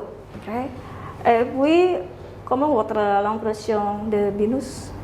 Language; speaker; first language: French; non-native, learner; Indonesian